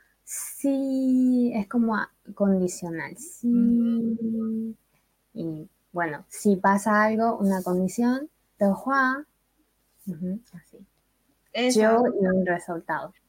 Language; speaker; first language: Spanish; non-native, fluent; Chinese